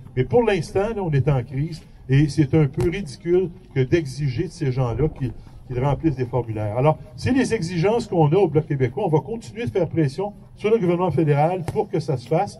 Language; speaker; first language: French; native; French